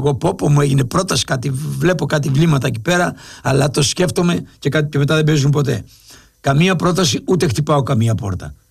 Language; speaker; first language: Greek; native; Greek